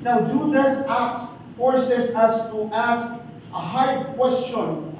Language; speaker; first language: English; non-native, local second language; Filipino